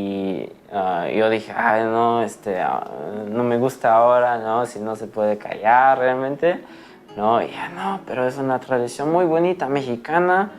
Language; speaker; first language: Spanish; non-native, fluent; German